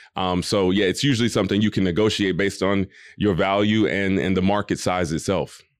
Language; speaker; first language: English; native; English